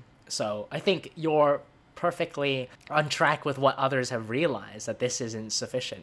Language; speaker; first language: English; non-native, local second language; Cantonese